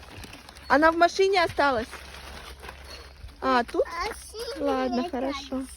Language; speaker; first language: Russian; native; Russian